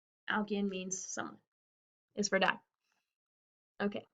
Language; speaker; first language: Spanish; non-native, fluent; English